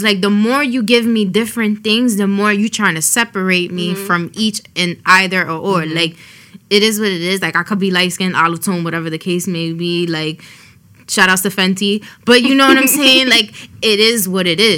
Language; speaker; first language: English; early bilingual, other home language; Spanish